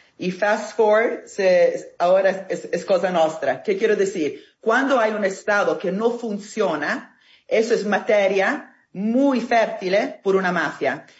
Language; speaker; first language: Spanish; non-native, fluent; Italian